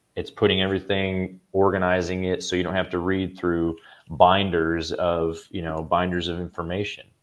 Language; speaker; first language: English; native; English